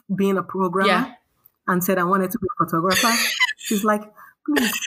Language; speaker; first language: English; non-native, local second language; Yoruba